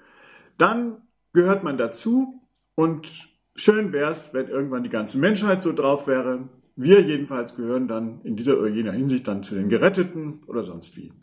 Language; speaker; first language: German; native; German